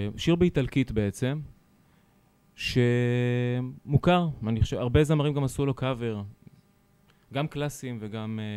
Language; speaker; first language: Hebrew; early bilingual, other home language; Italian